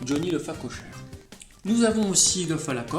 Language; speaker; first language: French; native; French